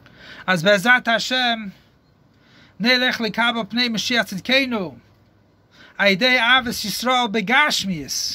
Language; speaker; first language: Hebrew; non-native, fluent; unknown